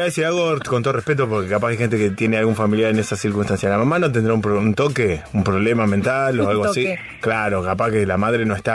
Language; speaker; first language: Spanish; native; Spanish